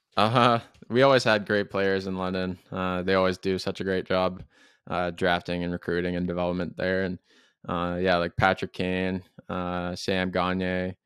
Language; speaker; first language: English; native; English